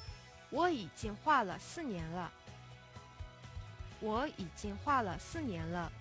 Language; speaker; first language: Chinese; non-native, fluent; Mongolian